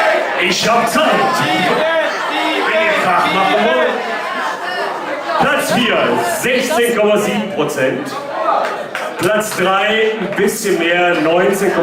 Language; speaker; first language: German; native; German